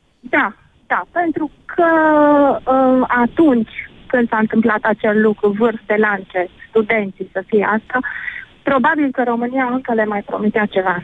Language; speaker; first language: Romanian; native; Romanian